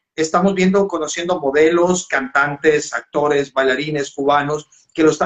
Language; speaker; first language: Spanish; native; Spanish